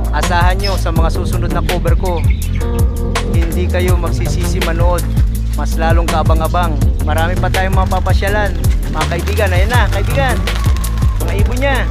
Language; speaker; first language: Filipino; non-native, local second language; Iloko